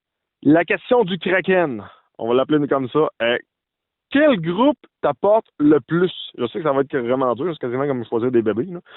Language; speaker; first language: French; native; French